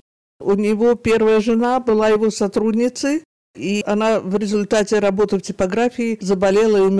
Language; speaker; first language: Russian; native; Russian